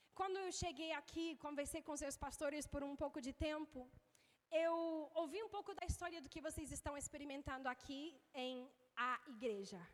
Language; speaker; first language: Portuguese; non-native, fluent; English